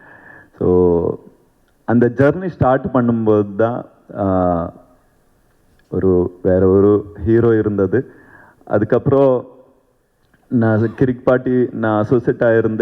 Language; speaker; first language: Tamil; non-native, learner; Kannada